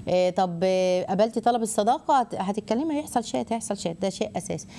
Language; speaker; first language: Arabic; native; Arabic